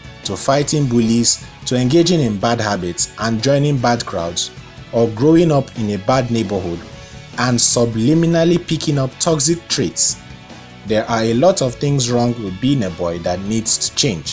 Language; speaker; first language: English; non-native, local second language; Igbo